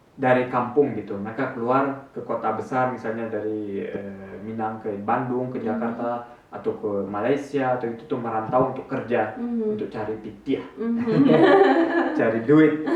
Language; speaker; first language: Indonesian; early bilingual, heritage; Indonesian